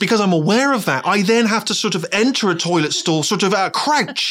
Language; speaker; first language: English; native; English